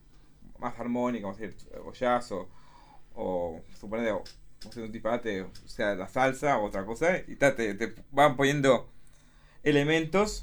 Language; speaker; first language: Spanish; native; Spanish